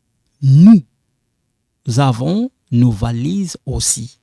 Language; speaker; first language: French; non-native, local second language; Lingala